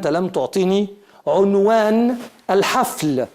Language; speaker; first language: Arabic; non-native, fluent; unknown